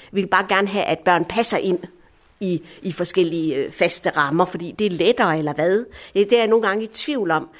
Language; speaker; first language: Danish; early bilingual, other home language; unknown